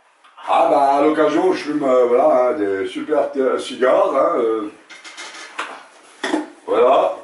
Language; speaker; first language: French; native; French